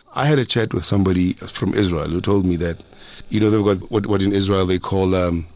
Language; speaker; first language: English; non-native, local second language; Zulu